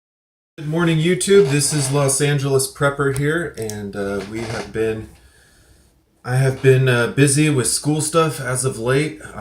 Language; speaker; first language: English; native; English